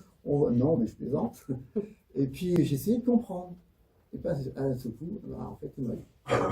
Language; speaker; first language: French; native; French